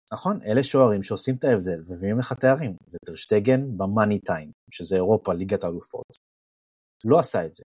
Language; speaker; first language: Hebrew; native; Hebrew